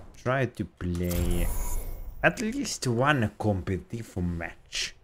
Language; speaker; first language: English; non-native, fluent; Finnish